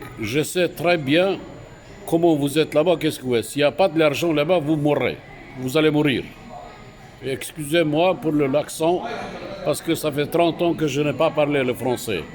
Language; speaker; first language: French; non-native, fluent; Turkish